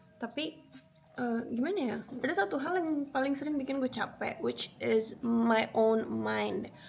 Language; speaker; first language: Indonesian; early bilingual, other home language; Spanish